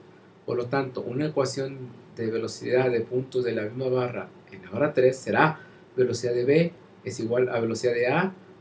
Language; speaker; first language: Spanish; native; Spanish